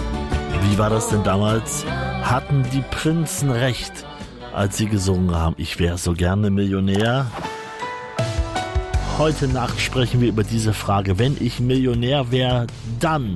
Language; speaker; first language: German; native; German